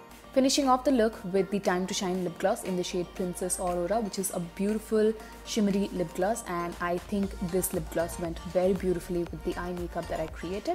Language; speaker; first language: English; non-native, local second language; Tamil